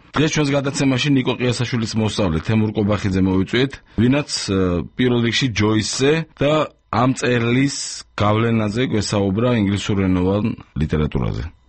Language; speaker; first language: Georgian; native; Georgian